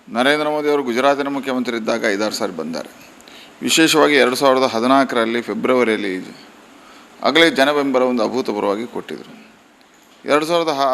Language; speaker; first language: Kannada; non-native, local second language; Tulu